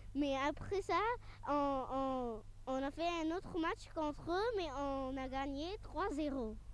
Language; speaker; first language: French; non-native, fluent; Arabic